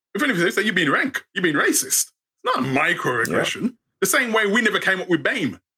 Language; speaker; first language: English; native; English